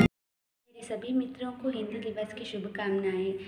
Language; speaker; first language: Hindi; non-native, local second language; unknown